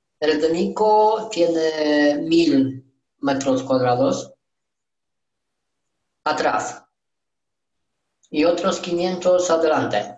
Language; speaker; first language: Spanish; non-native, learner; Romanian